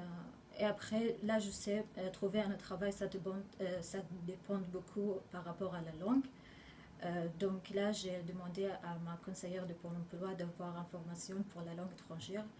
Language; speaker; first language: French; non-native, learner; Arabic